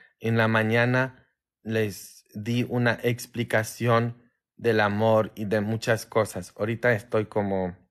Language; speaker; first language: Spanish; non-native, fluent; Polish